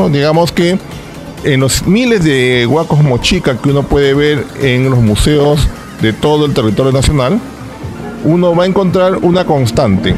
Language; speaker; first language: Spanish; native; Spanish